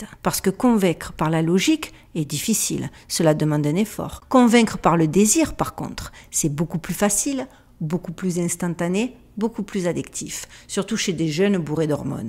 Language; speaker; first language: French; native; French